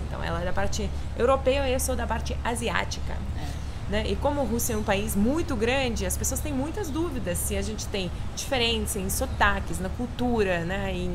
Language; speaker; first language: Portuguese; non-native, fluent; Russian